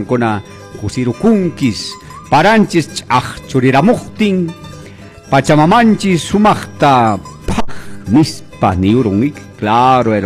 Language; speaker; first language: Spanish; non-native, local second language; Quechua